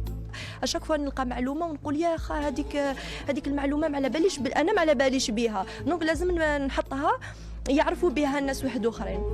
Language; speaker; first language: Arabic; native; Arabic